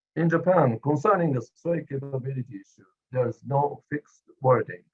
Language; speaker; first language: English; non-native, fluent; Japanese